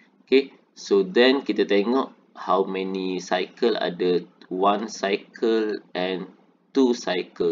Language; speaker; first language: English; non-native, local second language; Malay